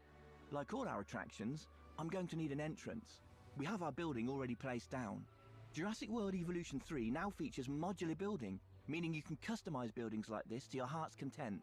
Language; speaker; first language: English; native; English